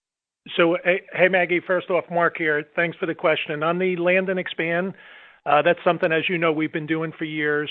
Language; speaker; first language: English; native; English